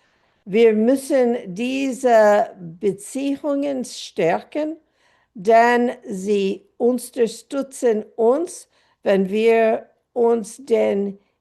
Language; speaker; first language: German; non-native, fluent; English